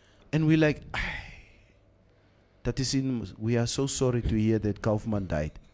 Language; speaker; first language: English; non-native, local second language; Afrikaans